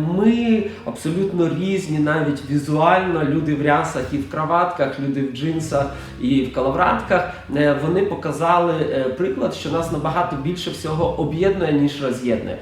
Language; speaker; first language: Ukrainian; native; Ukrainian